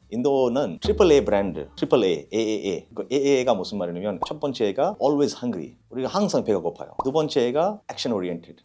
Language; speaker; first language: Korean; non-native, fluent; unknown